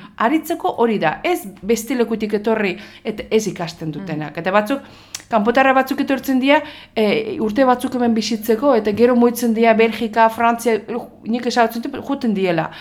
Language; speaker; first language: Basque; non-native, fluent; Azerbaijani